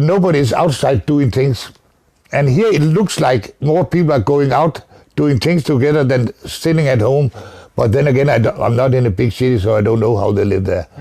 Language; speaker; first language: English; non-native, fluent; Danish